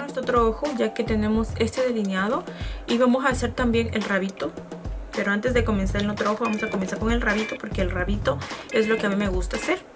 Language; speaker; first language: Spanish; native; Spanish